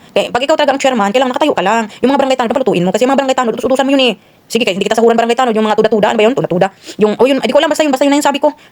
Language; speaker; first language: Filipino; non-native, local second language; Cebuano